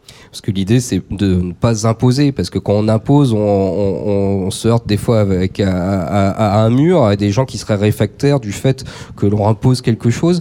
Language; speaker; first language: French; native; French